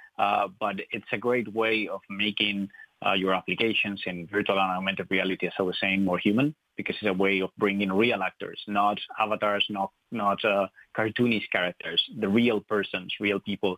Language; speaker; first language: English; non-native, fluent; Spanish